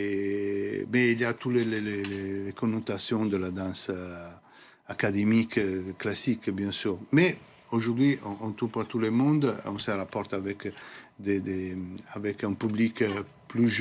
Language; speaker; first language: French; non-native, fluent; Italian